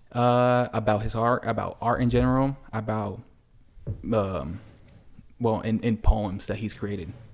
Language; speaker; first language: English; early bilingual, other home language; Spanish